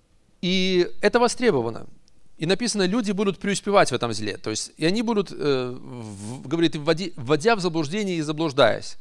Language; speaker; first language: Russian; native; Russian